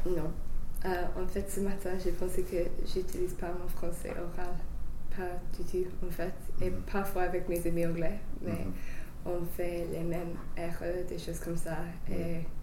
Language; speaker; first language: French; non-native, fluent; English